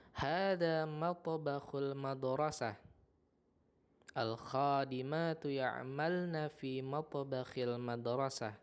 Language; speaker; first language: Arabic; non-native, fluent; Indonesian